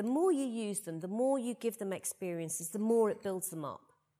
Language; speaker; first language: English; native; English